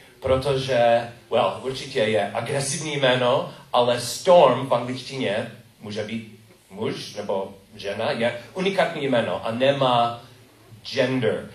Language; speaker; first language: Czech; non-native, learner; English